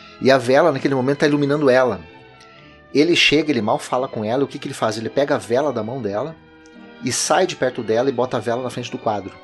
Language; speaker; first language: Portuguese; native; Portuguese